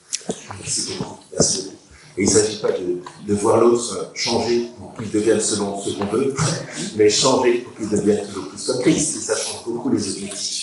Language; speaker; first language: French; native; French